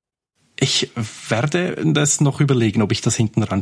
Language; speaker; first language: German; native; German